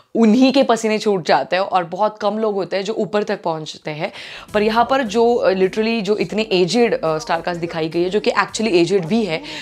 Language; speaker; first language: Hindi; non-native, local second language; Marathi